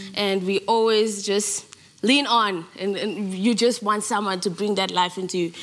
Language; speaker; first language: English; non-native, local second language; Zulu